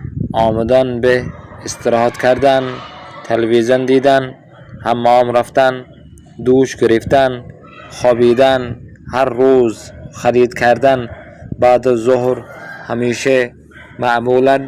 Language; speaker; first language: Persian; non-native, fluent; Urdu